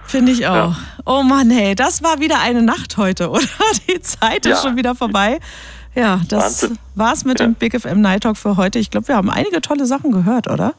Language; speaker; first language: German; native; German